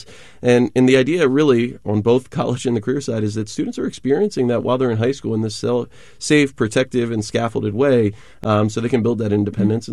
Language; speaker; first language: English; native; English